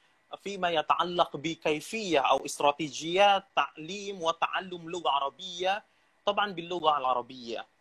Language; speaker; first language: Arabic; non-native, fluent; Indonesian